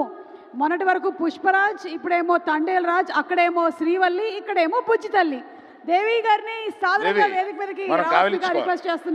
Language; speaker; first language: Telugu; native; Telugu